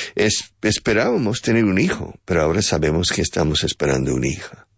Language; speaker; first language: Spanish; non-native, fluent; English